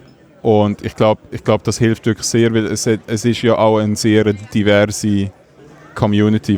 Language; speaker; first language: German; native; German